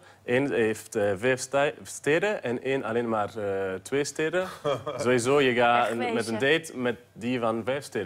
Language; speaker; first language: Dutch; non-native, local second language; French